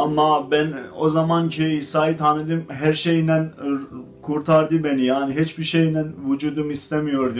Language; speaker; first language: Turkish; non-native, fluent; Azerbaijani